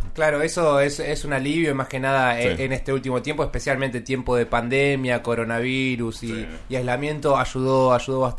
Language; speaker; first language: Spanish; native; Spanish